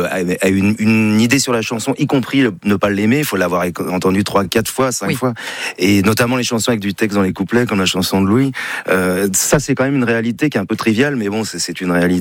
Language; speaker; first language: French; native; French